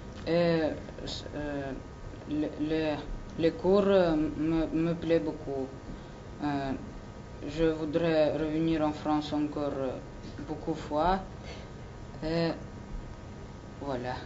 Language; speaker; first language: French; non-native, learner; Russian